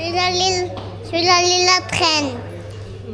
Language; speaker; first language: French; early bilingual, other home language; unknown